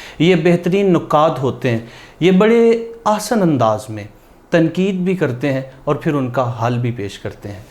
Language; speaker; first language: Urdu; non-native, local second language; Punjabi